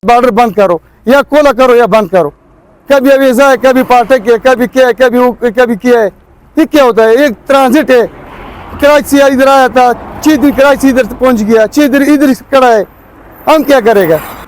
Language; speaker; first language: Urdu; non-native, learner; Pashto